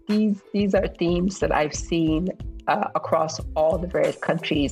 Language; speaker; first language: English; native; English